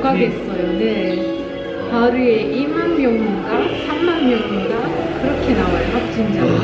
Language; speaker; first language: Korean; non-native, fluent; Turkish